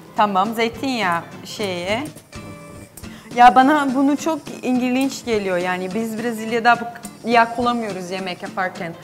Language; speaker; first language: Turkish; non-native, learner; Portuguese